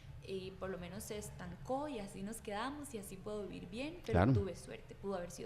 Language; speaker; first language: Spanish; native; Spanish